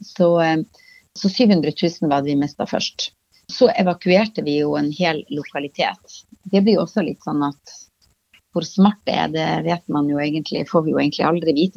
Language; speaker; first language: Norwegian; native; Norwegian